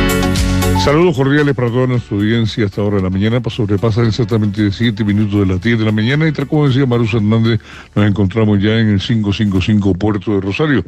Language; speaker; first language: Spanish; native; Spanish